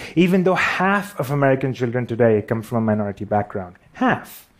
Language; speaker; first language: English; non-native, local second language; Urdu